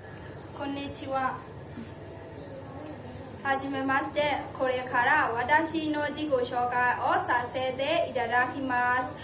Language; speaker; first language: Japanese; non-native, learner; Burmese